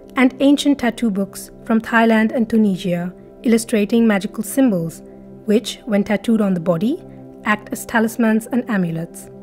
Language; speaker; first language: English; non-native, local second language; Marathi